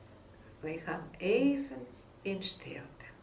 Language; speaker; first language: Dutch; non-native, fluent; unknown